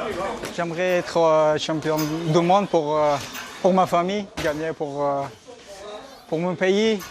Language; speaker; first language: French; non-native, learner; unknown